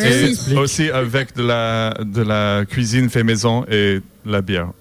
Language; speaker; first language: French; non-native, learner; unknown